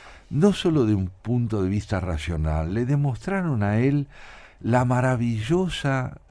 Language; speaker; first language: Spanish; native; Spanish